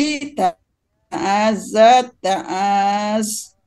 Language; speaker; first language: Arabic; non-native, learner; Malay